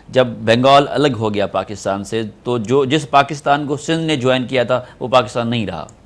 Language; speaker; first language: Urdu; non-native, local second language; Sindhi